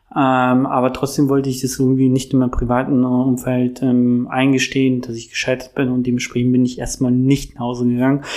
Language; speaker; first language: German; native; German